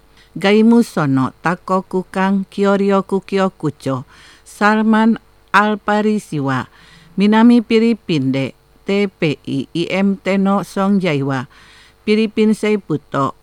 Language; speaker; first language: Japanese; non-native, fluent; Indonesian